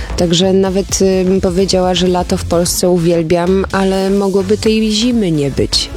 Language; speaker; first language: Polish; early bilingual, other home language; German